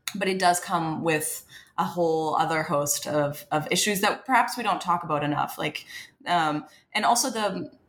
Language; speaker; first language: English; non-native, fluent; French